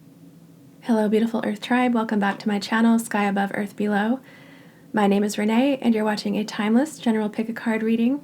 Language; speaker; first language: English; native; English